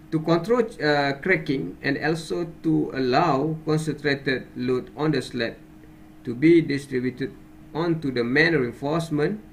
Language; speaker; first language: English; non-native, local second language; Malay